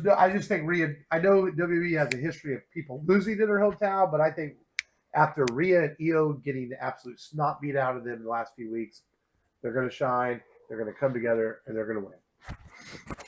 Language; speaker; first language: English; native; English